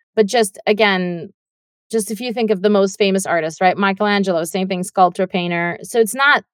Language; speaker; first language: English; non-native, fluent; Russian